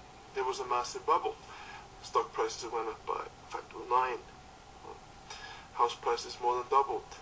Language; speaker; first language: English; non-native, fluent; Icelandic